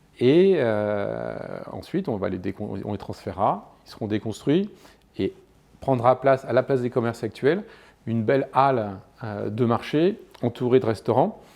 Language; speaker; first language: French; native; French